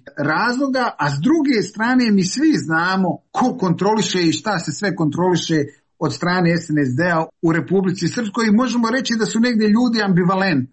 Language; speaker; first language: Serbian; native; Serbian